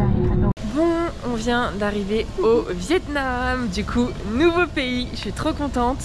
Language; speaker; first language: French; native; French